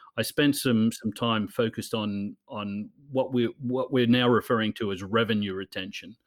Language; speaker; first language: English; native; English